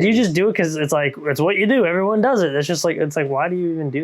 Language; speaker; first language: English; native; English